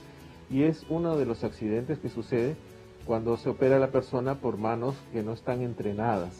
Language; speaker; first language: Spanish; native; Spanish